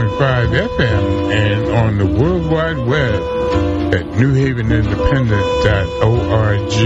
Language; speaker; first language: English; native; English